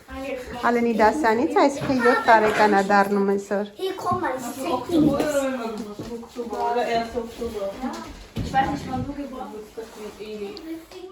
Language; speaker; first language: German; non-native, fluent; Armenian